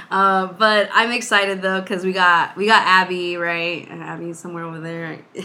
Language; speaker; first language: English; early bilingual, other home language; Spanish